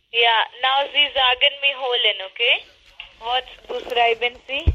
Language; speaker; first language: German; non-native, learner; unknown